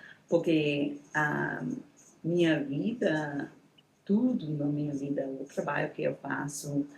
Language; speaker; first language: Portuguese; non-native, fluent; English